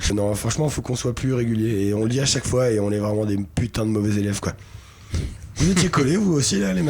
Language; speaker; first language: French; native; French